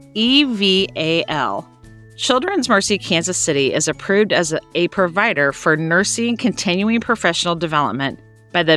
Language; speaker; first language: English; native; English